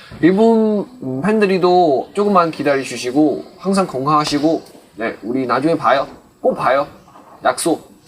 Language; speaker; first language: Korean; non-native, fluent; Chinese